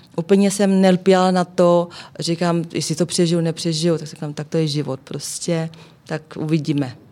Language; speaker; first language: Czech; non-native, fluent; Vietnamese